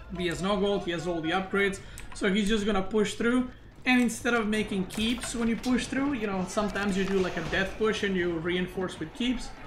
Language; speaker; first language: English; non-native, fluent; Serbian